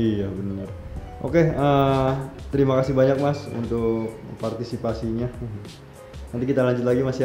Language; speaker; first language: Indonesian; native; Indonesian